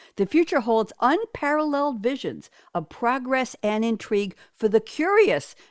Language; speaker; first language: English; native; English